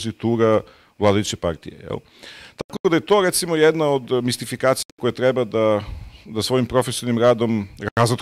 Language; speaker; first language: Bosnian; native; Bosnian